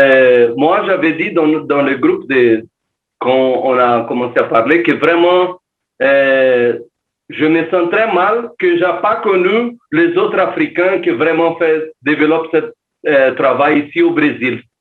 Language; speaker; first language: French; non-native, learner; Portuguese